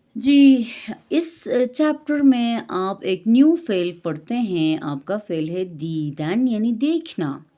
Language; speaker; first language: Urdu; non-native, fluent; Persian